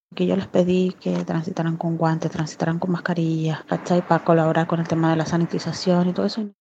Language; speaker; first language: Spanish; native; Spanish